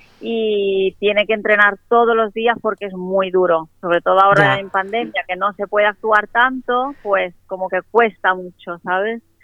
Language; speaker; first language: Spanish; non-native, fluent; Italian